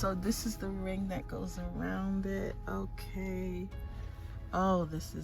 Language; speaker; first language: English; native; English